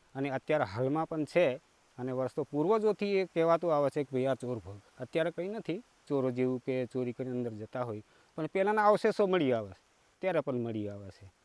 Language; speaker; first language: Gujarati; non-native, local second language; Rathawi